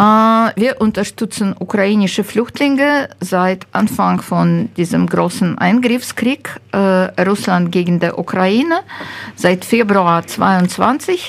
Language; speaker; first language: German; non-native, fluent; Ukrainian